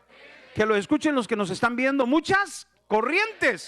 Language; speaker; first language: Spanish; native; Spanish